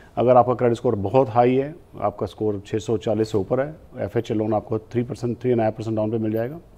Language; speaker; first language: Hindi; native; Hindi